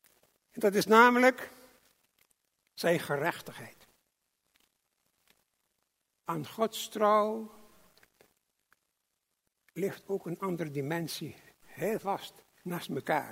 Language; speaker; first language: Dutch; non-native, local second language; English